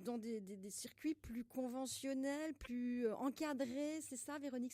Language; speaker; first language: French; native; French